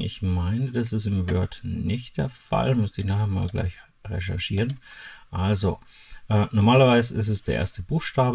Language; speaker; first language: German; native; German